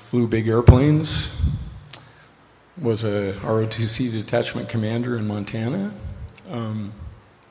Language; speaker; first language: English; native; English